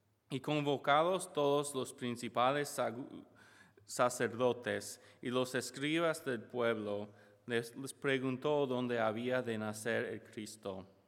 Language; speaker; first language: Spanish; non-native, fluent; English